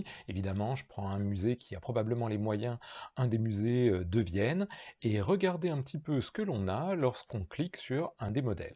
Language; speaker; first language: French; native; French